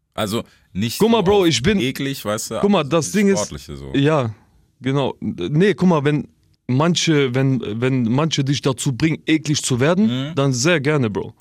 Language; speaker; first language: German; early bilingual, other home language; Albanian